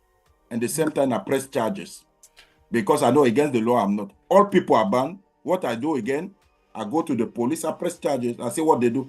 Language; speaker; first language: English; non-native, learner; French